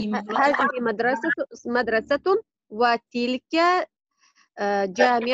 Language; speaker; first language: Arabic; non-native, learner; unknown